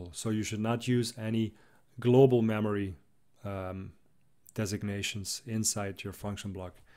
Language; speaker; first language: English; non-native, fluent; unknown